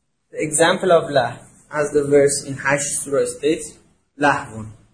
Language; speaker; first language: English; non-native, fluent; Persian